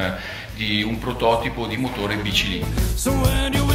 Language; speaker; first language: Italian; native; Italian